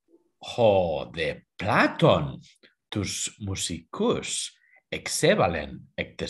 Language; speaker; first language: Greek; non-native, learner; German